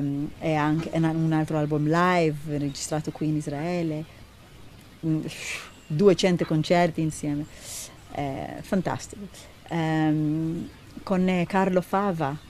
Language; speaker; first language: Italian; non-native, learner; Hebrew